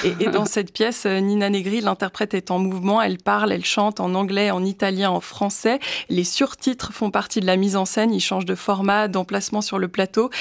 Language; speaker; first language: French; native; French